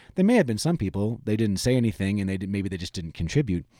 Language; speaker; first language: English; native; English